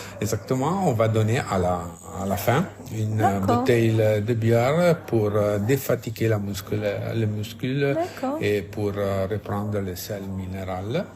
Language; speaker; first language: French; non-native, fluent; Italian